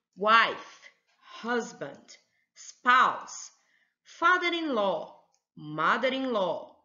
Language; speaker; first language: English; non-native, fluent; Portuguese